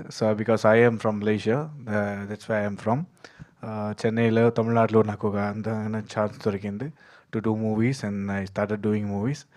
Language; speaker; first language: Telugu; early bilingual, heritage; Telugu